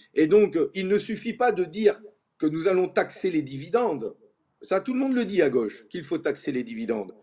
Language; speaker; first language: French; native; French